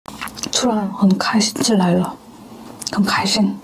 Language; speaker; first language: Chinese; non-native, learner; Korean